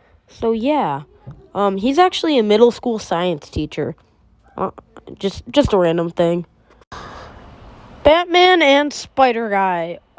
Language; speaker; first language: English; native; English